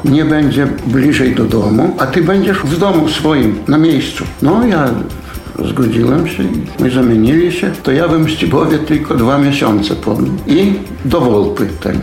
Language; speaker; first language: Polish; non-native, local second language; Belarusian